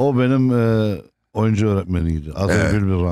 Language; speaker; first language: Turkish; non-native, fluent; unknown